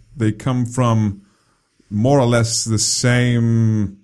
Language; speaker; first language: English; non-native, fluent; Danish